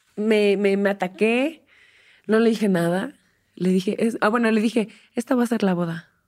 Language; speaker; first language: Spanish; native; Spanish